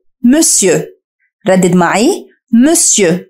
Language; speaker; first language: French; non-native, fluent; Arabic